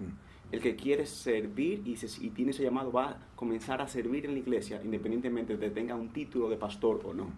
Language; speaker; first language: Spanish; native; Spanish